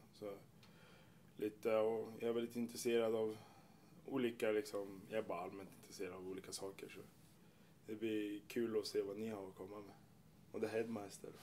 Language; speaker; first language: Swedish; early bilingual, other home language; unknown